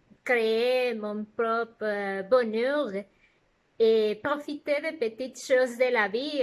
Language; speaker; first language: French; non-native, fluent; Spanish